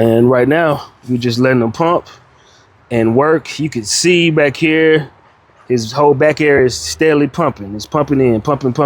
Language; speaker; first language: English; native; English